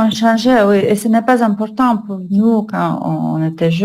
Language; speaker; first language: French; non-native, learner; Russian